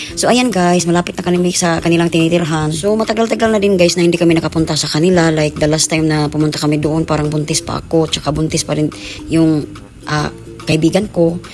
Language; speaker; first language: Filipino; non-native, local second language; Cebuano